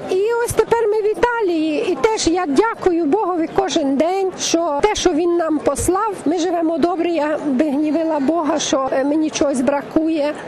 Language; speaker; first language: Ukrainian; native; Ukrainian